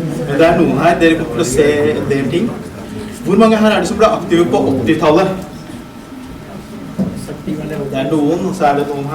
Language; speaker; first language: Norwegian; early bilingual, other home language; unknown